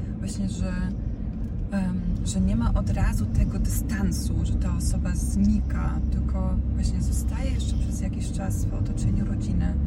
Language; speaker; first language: Polish; non-native, fluent; Croatian